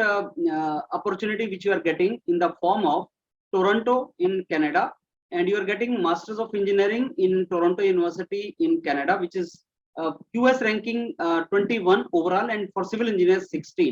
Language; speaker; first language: English; non-native, local second language; Hindi